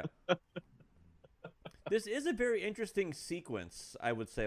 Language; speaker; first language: English; native; English